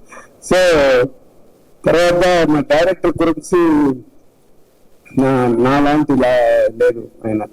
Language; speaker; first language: Telugu; non-native, learner; Tamil